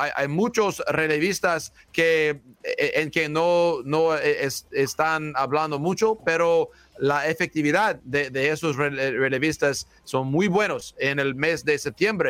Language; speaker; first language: Spanish; non-native, learner; English